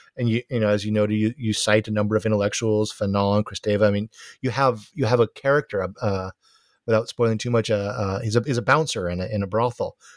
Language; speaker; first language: English; native; English